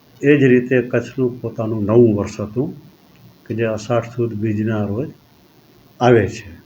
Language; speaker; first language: Gujarati; non-native, local second language; Kachhi